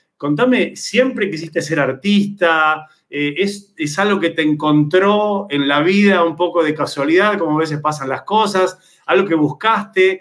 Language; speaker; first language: Spanish; native; Spanish